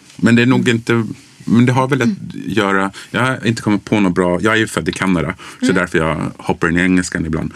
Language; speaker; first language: Swedish; early bilingual, other home language; English